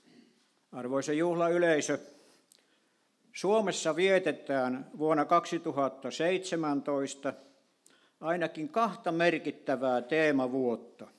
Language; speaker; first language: Finnish; native; Finnish